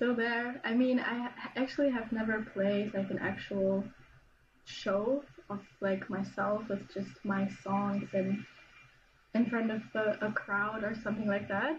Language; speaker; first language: English; non-native, fluent; German